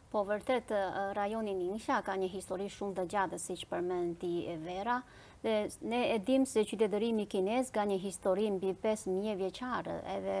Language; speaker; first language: Albanian; non-native, fluent; Chinese